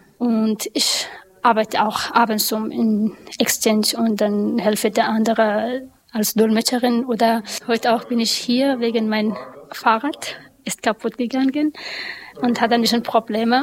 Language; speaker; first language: German; non-native, learner; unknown